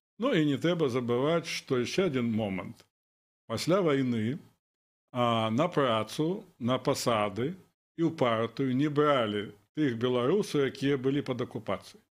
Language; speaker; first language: Belarusian; non-native, local second language; Russian